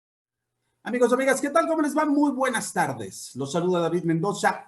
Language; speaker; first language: Spanish; native; Spanish